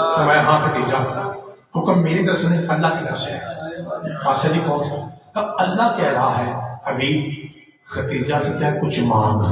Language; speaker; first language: Urdu; non-native, local second language; Punjabi